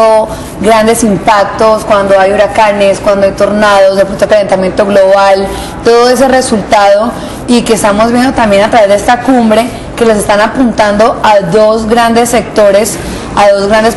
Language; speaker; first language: Spanish; native; Spanish